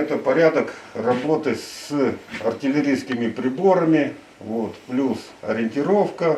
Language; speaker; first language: Russian; native; Russian